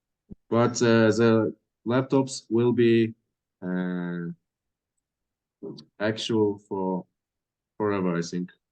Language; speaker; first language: English; non-native, fluent; Russian